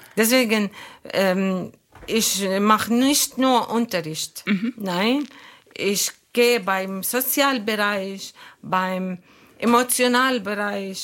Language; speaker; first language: German; non-native, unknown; Arabic